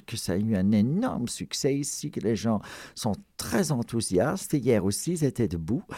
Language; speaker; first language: French; non-native, fluent; Dutch